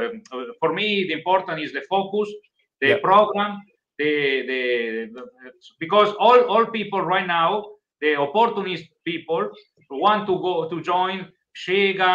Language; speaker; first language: English; non-native, learner; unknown